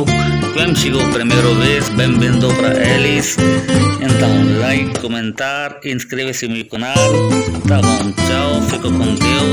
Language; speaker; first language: Portuguese; non-native, learner; Hindi